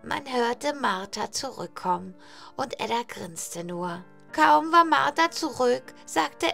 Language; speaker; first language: German; native; German